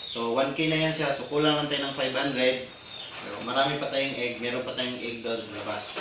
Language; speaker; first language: Filipino; non-native, local second language; Cebuano